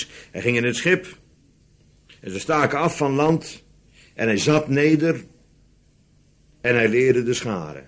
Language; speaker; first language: Dutch; native; Dutch